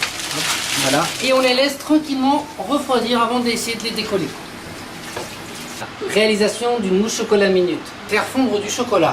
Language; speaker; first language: French; native; French